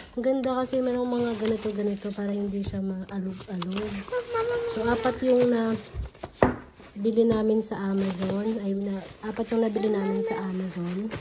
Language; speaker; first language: Filipino; non-native, local second language; Bikol